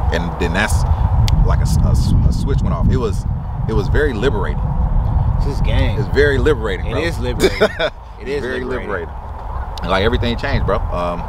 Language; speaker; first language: English; native; English